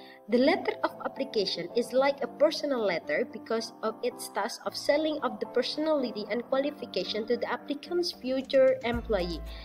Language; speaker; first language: English; non-native, fluent; Indonesian